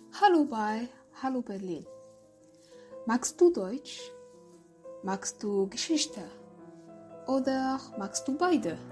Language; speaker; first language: German; non-native, learner; French